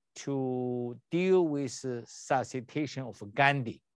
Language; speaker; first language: English; non-native, learner; Chinese